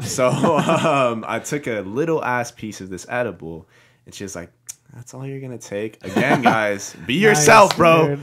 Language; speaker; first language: English; native; English